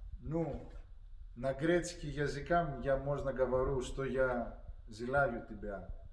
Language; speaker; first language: Russian; non-native, learner; Greek